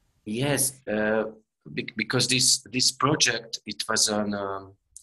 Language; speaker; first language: English; non-native, learner; Hungarian